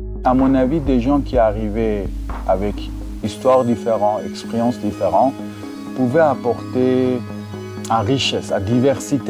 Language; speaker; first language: French; non-native, fluent; Persian